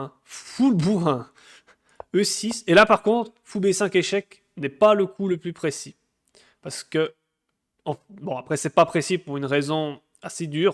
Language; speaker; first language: French; native; French